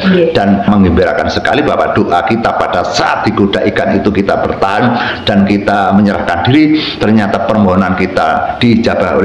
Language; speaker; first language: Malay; non-native, local second language; Javanese